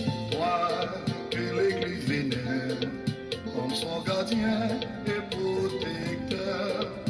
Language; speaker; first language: French; non-native, local second language; Haitian Creole